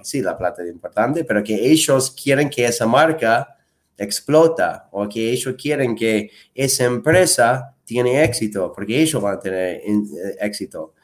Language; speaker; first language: Spanish; non-native, fluent; English